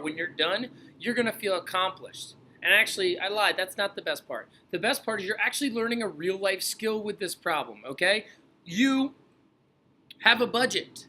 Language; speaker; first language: English; native; English